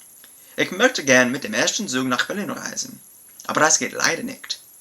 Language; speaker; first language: German; non-native, learner; English